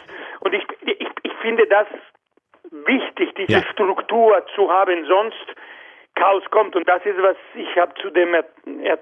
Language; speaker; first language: German; non-native, fluent; Spanish